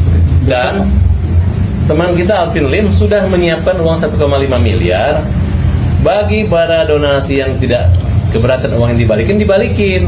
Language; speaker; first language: Indonesian; native; Indonesian